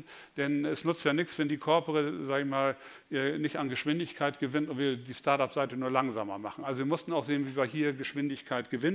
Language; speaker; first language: German; native; German